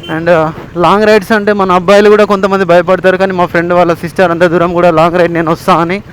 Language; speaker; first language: Telugu; native; Telugu